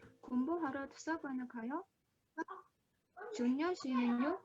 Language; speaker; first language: Korean; non-native, learner; Mongolian